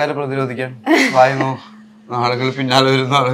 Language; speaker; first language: Malayalam; native; Malayalam